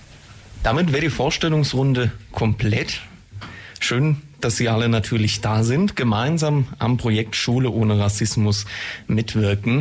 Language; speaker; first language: German; native; German